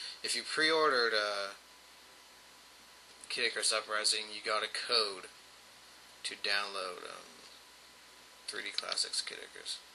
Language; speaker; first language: English; native; English